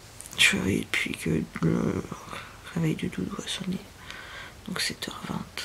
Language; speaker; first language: French; native; French